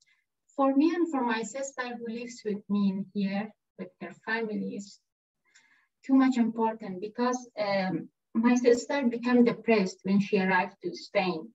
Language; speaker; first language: English; non-native, learner; Persian